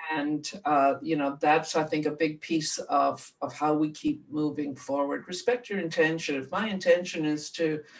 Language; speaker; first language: English; native; English